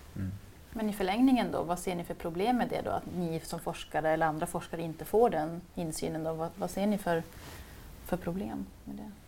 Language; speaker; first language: Swedish; native; Swedish